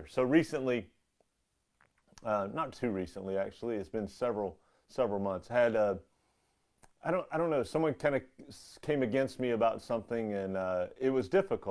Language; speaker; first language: English; native; English